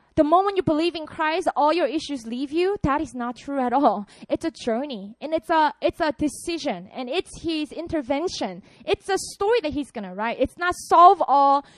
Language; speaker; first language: English; non-native, fluent; Korean